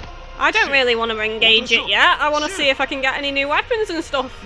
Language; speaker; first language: English; native; English